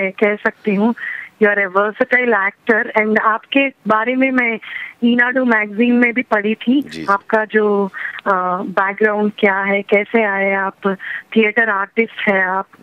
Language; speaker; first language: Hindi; non-native, local second language; Telugu